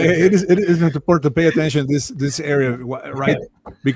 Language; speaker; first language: English; non-native, fluent; Spanish